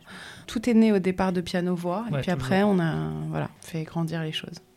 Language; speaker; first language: French; native; French